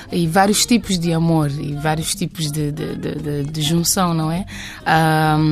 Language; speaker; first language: Portuguese; non-native, local second language; Kabuverdianu